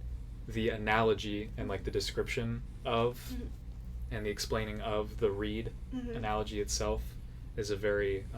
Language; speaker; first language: English; native; English